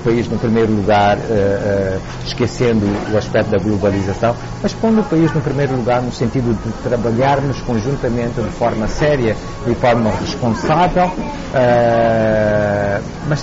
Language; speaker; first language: Portuguese; non-native, local second language; Upper Guinea Crioulo